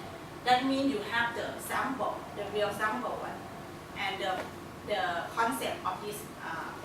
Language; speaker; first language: English; non-native, learner; Thai